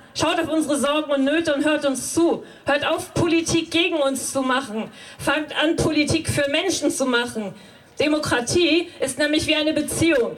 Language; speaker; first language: German; native; German